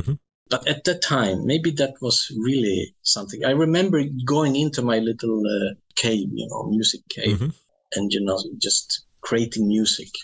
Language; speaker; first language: English; non-native, fluent; Swedish